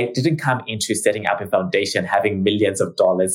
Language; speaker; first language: English; non-native, local second language; Shona